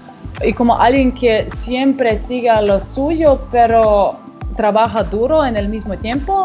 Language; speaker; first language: Spanish; non-native, learner; Slovenian